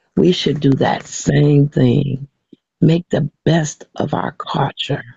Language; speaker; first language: English; native; English